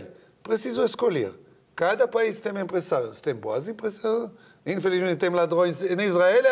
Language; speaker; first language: Portuguese; non-native, learner; Hebrew